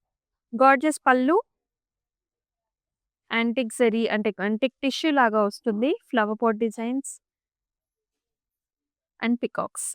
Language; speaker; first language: Telugu; native; Telugu